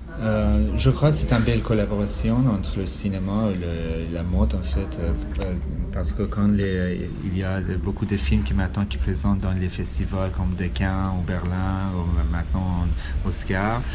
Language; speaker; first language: French; non-native, learner; Persian